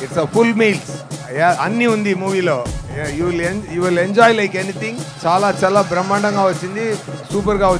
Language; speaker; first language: Telugu; non-native, fluent; Tamil